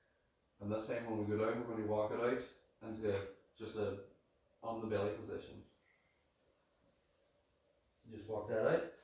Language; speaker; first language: English; native; English